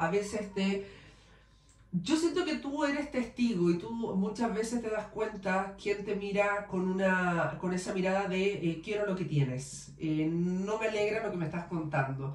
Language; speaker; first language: Spanish; native; Spanish